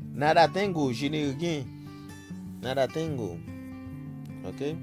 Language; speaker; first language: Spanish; non-native, learner; Haitian Creole